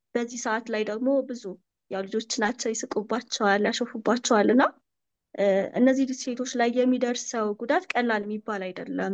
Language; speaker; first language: Amharic; native; Amharic